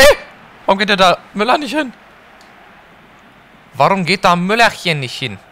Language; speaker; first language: German; native; German